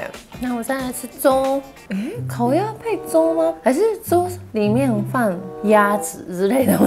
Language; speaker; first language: Chinese; non-native, fluent; Japanese